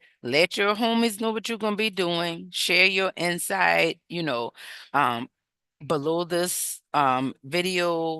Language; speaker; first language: English; native; English